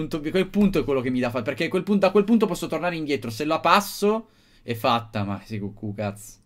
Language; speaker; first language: Italian; native; Italian